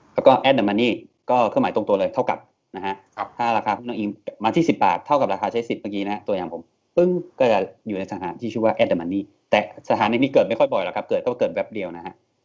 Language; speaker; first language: Thai; native; Thai